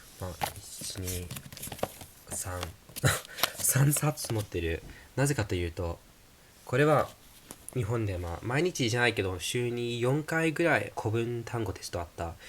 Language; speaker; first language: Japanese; non-native, fluent; English